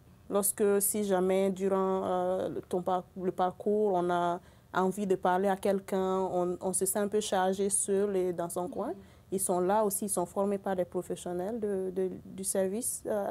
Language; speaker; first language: French; non-native, local second language; Bambara